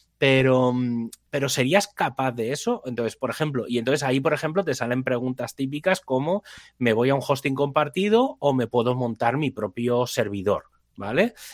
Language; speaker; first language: Spanish; native; Spanish